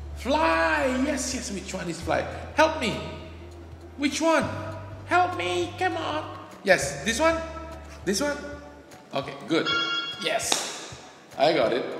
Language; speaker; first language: English; non-native, fluent; Indonesian